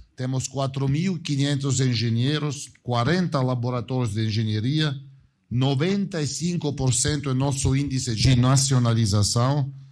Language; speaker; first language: Portuguese; non-native, fluent; Italian